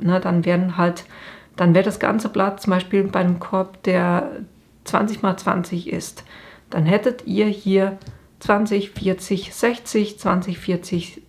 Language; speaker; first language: German; native; German